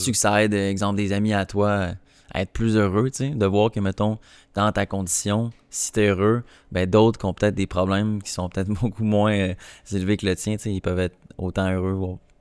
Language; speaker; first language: French; native; French